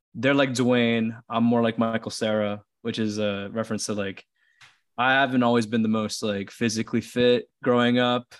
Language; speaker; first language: English; early bilingual, other home language; Filipino